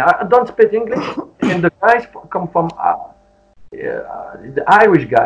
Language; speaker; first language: English; non-native, learner; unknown